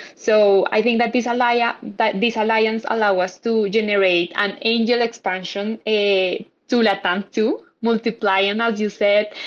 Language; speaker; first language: English; non-native, fluent; Spanish